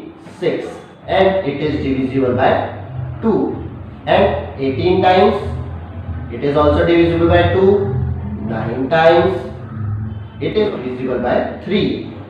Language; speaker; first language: English; non-native, local second language; Hindi